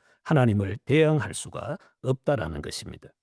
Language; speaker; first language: Korean; native; Korean